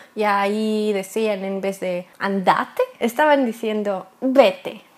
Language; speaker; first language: Spanish; non-native, fluent; Russian